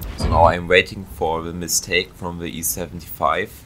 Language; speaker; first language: English; non-native, fluent; German